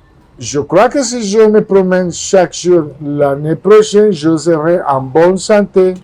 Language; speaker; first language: French; non-native, fluent; Spanish